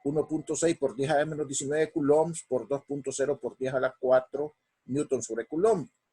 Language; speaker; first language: Spanish; native; Spanish